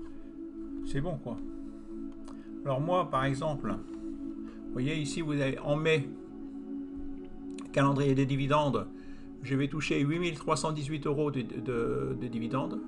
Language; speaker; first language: French; native; French